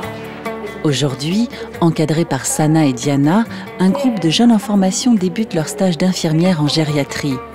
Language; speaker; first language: French; native; French